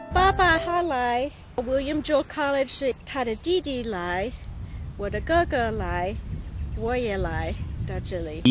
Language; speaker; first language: Chinese; early bilingual, other home language; English